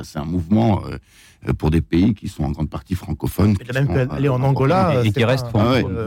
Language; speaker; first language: French; native; French